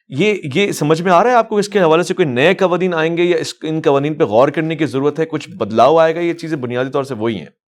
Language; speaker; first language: Urdu; native; Urdu